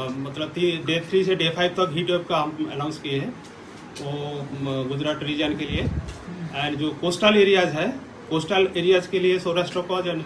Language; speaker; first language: Hindi; non-native, local second language; Gujarati